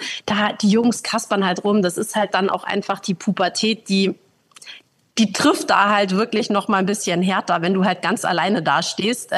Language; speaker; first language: German; native; German